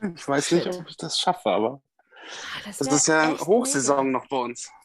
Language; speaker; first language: German; native; German